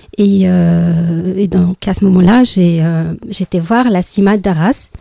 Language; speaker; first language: French; non-native, local second language; Arabic